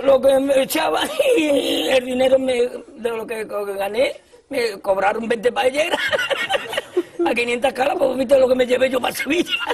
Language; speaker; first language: Spanish; native; Spanish